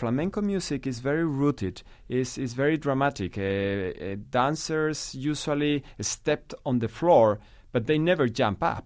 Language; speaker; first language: English; non-native, fluent; Spanish